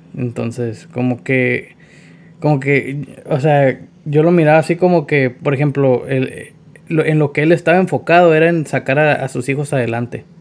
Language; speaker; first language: Spanish; native; Spanish